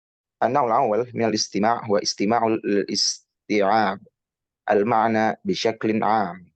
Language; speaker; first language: Arabic; non-native, learner; Indonesian